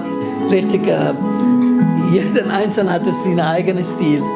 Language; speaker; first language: German; non-native, fluent; Somali